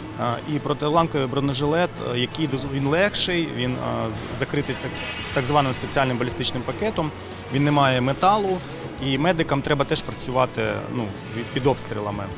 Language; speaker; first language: Ukrainian; native; Ukrainian